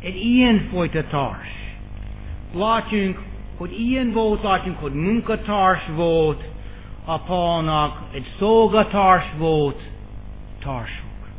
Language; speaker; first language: Hungarian; non-native, fluent; English